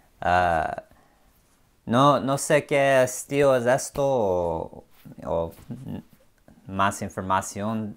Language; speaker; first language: Spanish; non-native, learner; English